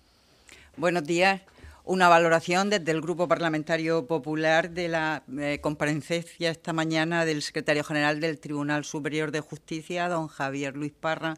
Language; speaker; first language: Spanish; native; Spanish